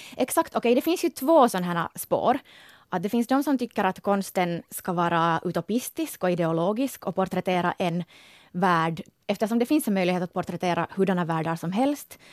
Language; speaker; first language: Swedish; native; Swedish